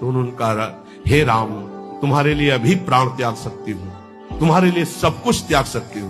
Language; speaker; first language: Hindi; native; Hindi